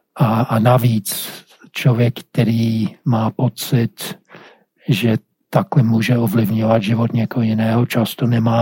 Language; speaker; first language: Czech; non-native, fluent; English